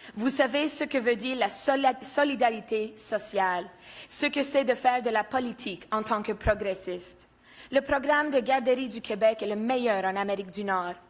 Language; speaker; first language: French; non-native, local second language; English